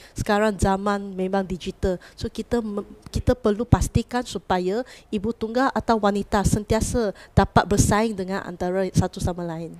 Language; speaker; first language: Malay; non-native, local second language; Chinese